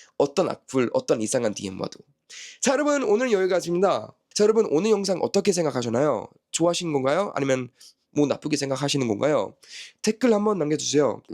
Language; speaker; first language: Korean; non-native, fluent; Swedish